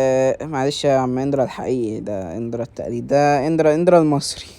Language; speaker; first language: Arabic; native; Arabic